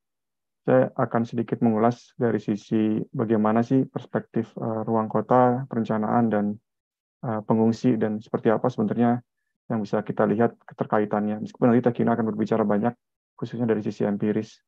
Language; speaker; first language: Indonesian; native; Indonesian